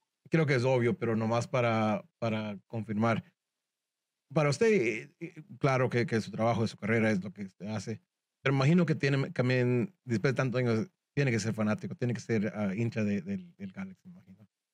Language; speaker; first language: Spanish; early bilingual, heritage; Spanish